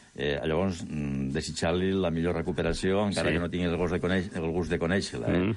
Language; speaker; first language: Catalan; non-native, local second language; Spanish